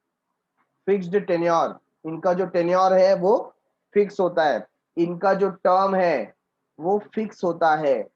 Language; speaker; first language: Hindi; native; Hindi